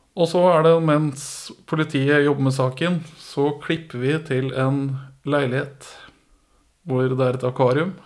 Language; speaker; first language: Norwegian; early bilingual, other home language; Persian